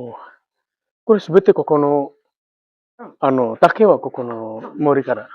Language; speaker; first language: Japanese; non-native, fluent; Indonesian